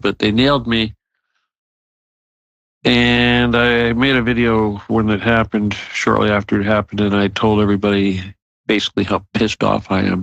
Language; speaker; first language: English; native; English